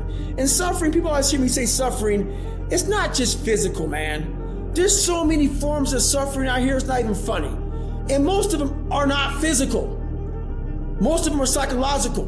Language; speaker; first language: English; native; English